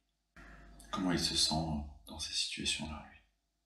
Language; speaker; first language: French; native; French